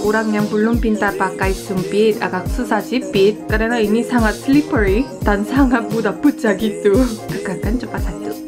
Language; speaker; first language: Indonesian; non-native, fluent; Korean